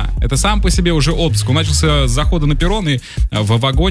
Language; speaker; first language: Russian; native; Russian